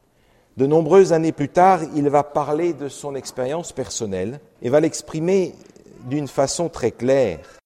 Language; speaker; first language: French; native; French